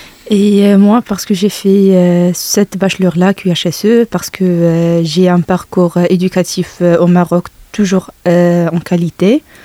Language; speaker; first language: French; non-native, local second language; Arabic